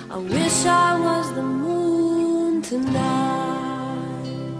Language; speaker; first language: English; native; English